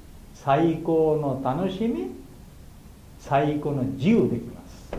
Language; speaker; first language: Japanese; non-native, learner; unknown